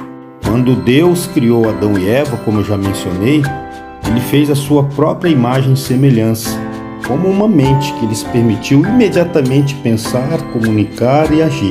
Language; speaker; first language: Portuguese; native; Portuguese